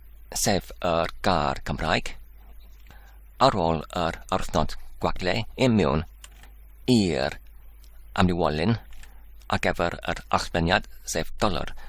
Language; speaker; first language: Welsh; non-native, fluent; English